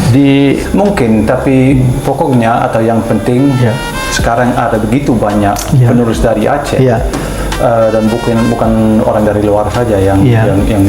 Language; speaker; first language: Indonesian; non-native, fluent; Dutch